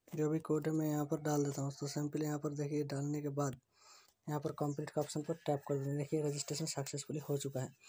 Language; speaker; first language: Hindi; native; Hindi